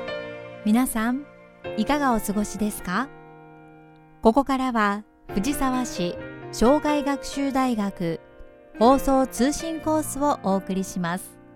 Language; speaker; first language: Japanese; native; Japanese